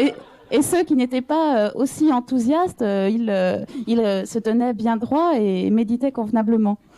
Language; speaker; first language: French; native; French